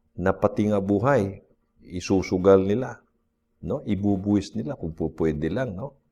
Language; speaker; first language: Filipino; non-native, local second language; Cebuano